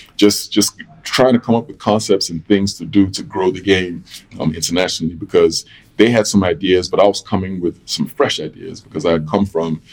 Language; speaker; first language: English; native; English